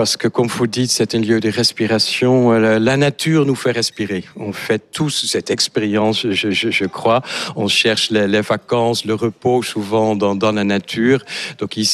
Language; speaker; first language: French; non-native, fluent; Dutch